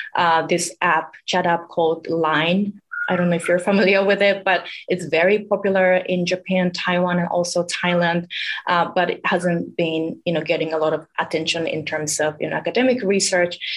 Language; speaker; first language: English; non-native, fluent; Japanese